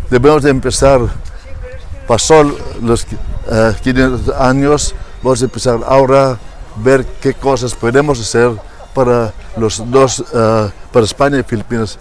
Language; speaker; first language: Spanish; non-native, learner; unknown